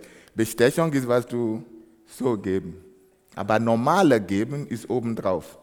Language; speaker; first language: German; non-native, fluent; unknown